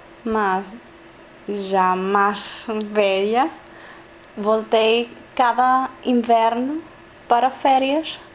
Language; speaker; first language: Portuguese; non-native, learner; Spanish